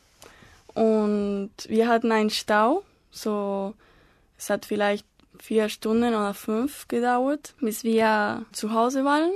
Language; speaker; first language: German; non-native, learner; Spanish